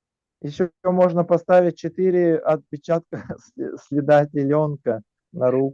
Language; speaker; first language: Russian; native; Russian